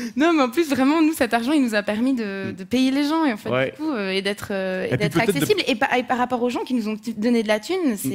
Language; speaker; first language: French; native; French